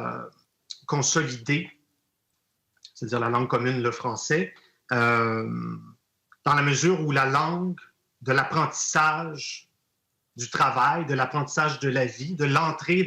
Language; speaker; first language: French; native; French